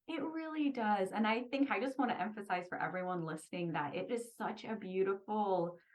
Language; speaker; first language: English; native; English